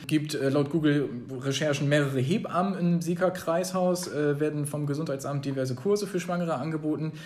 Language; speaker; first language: German; native; German